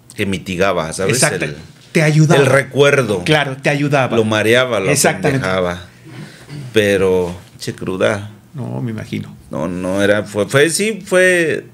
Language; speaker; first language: Spanish; native; Spanish